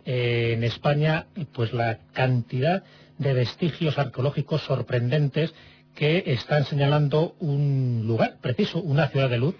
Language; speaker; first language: Spanish; native; Spanish